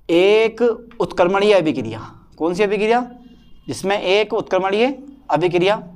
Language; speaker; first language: Hindi; native; Hindi